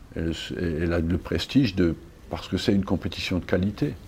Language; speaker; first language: French; native; French